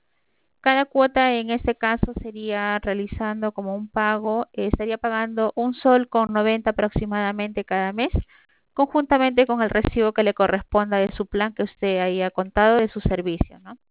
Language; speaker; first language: Spanish; native; Spanish